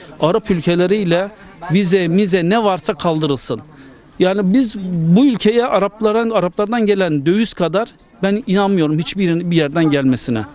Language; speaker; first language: Turkish; native; Turkish